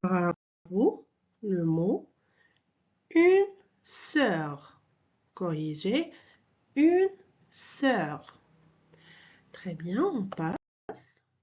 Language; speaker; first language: French; non-native, local second language; Arabic